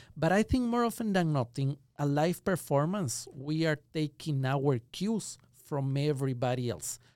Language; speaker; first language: English; non-native, fluent; Spanish